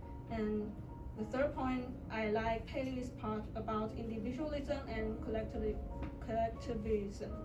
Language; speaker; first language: English; non-native, learner; Chinese